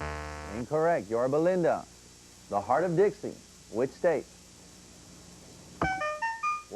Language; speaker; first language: English; native; English